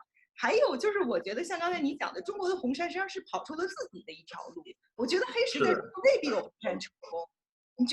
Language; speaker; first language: Chinese; native; Chinese